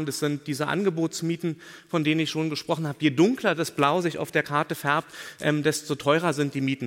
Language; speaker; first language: German; native; German